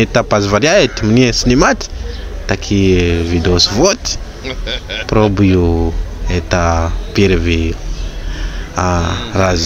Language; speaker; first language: Russian; non-native, learner; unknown